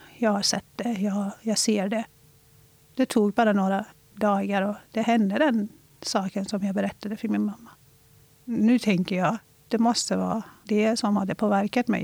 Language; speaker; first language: Swedish; non-native, fluent; Persian